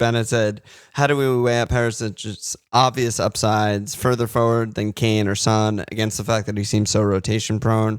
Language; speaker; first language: English; native; English